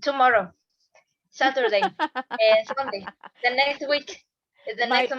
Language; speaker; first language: English; non-native, learner; Spanish